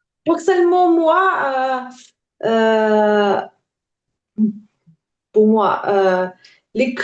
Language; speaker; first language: French; non-native, learner; Ukrainian